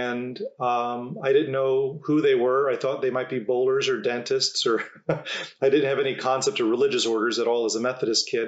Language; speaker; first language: English; native; English